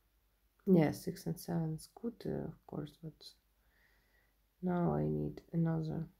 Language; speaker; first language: English; non-native, learner; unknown